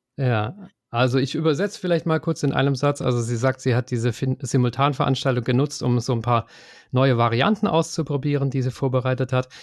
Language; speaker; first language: German; native; German